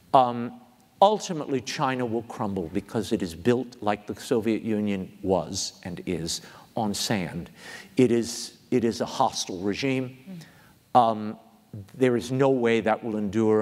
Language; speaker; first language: English; native; English